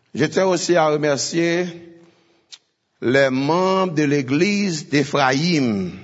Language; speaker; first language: French; non-native, local second language; Haitian Creole